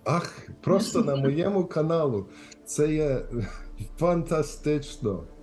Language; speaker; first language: Ukrainian; early bilingual, heritage; Ukrainian